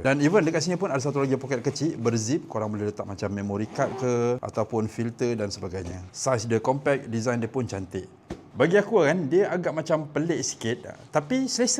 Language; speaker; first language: Malay; native; Malay